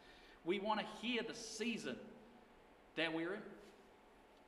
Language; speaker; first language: English; native; English